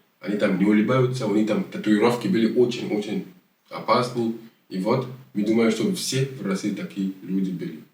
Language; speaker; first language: Russian; non-native, fluent; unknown